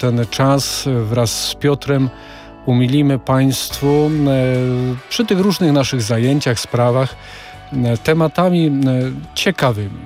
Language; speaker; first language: Polish; native; Polish